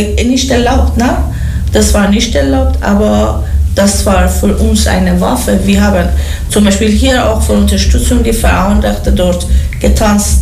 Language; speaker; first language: German; non-native, learner; Persian